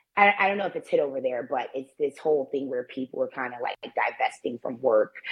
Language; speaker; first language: English; native; English